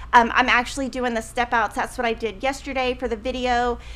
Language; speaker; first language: English; native; English